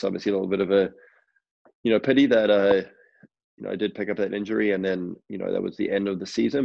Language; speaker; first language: English; native; English